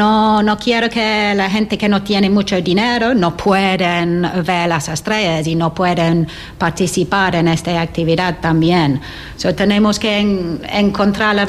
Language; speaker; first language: Spanish; non-native, learner; English